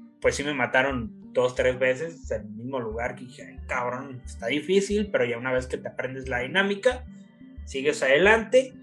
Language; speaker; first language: Spanish; native; Spanish